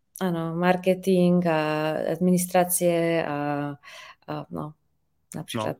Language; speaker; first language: Czech; non-native, fluent; Slovenian